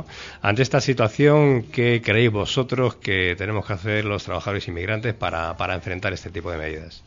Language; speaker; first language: Spanish; native; Spanish